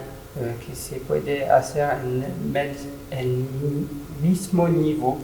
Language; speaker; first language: Spanish; non-native, learner; French